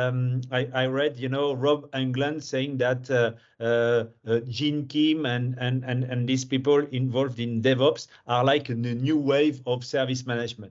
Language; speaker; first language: English; non-native, fluent; French